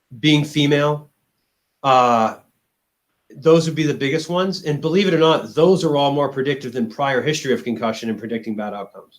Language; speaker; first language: English; native; English